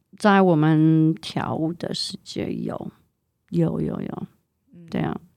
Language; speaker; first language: Chinese; non-native, fluent; English